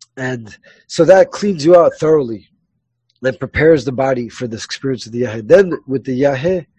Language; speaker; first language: English; early bilingual, other home language; Spanish